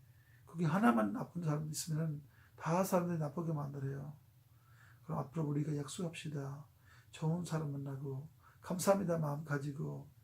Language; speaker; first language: Korean; non-native, fluent; Urdu